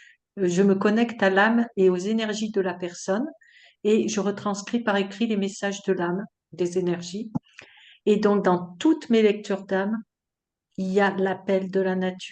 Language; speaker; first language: French; native; French